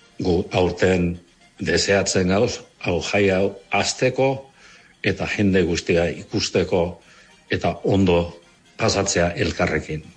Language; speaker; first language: Basque; early bilingual, heritage; Basque